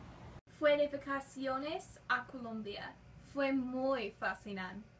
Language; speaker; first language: Spanish; non-native, learner; English